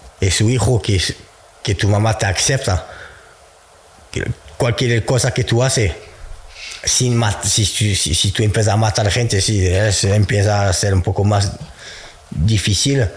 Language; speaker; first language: Spanish; non-native, fluent; French